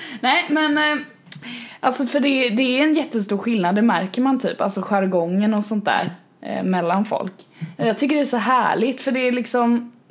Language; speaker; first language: Swedish; native; Swedish